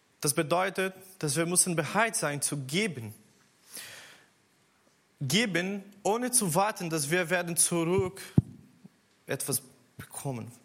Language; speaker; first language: German; non-native, learner; Portuguese